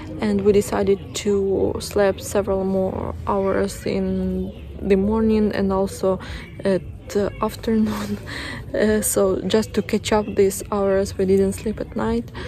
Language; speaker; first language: English; non-native, fluent; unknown